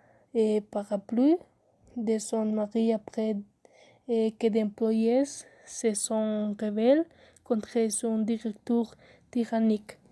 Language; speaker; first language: French; non-native, learner; Spanish